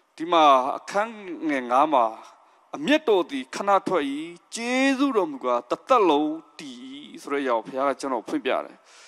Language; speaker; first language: Burmese; non-native, local second language; S'gaw Karen